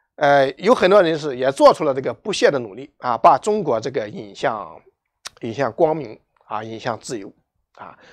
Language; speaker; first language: Chinese; native; Chinese